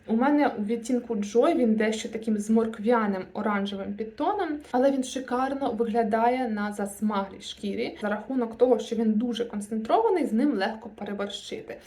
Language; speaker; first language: Ukrainian; non-native, local second language; Russian